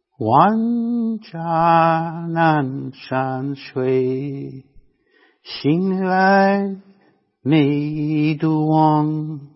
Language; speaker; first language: Chinese; non-native, fluent; English